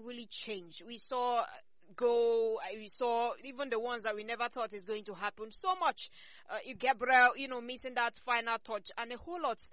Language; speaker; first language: English; non-native, local second language; Ibibio